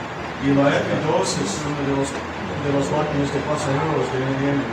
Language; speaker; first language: Spanish; non-native, fluent; English